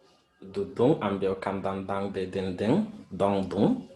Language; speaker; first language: Indonesian; non-native, fluent; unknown